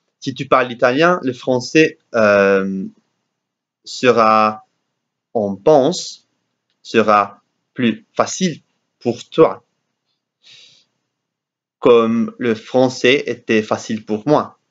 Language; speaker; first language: French; non-native, learner; English